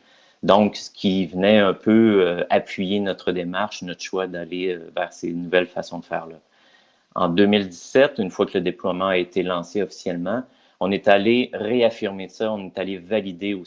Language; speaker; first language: French; native; French